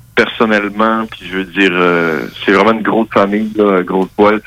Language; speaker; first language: French; native; French